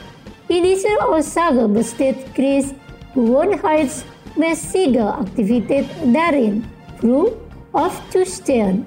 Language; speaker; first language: German; non-native, fluent; Indonesian